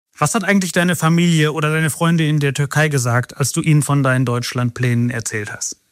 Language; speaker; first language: German; native; German